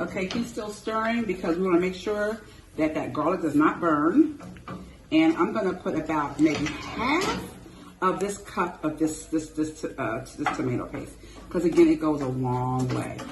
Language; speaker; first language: English; native; English